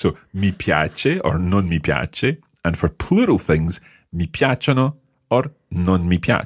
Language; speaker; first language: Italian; non-native, fluent; English